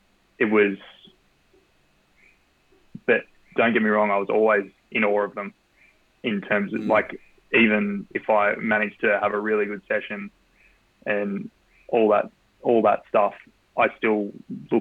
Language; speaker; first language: English; native; English